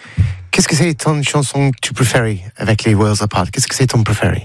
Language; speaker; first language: French; non-native, learner; English